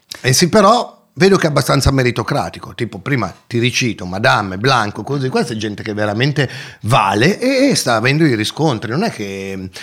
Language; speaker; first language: Italian; native; Italian